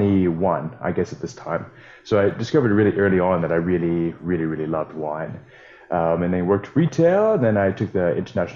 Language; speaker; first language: English; native; English